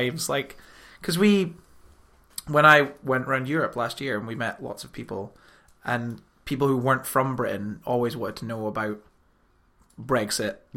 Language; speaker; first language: English; native; English